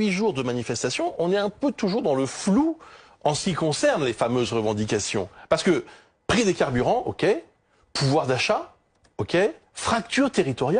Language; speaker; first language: French; native; French